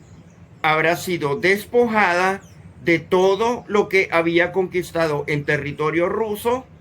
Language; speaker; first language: Spanish; native; Spanish